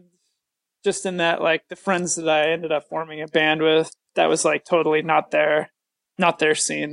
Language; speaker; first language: English; native; English